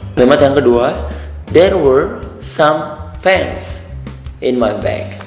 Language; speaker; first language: English; non-native, fluent; Indonesian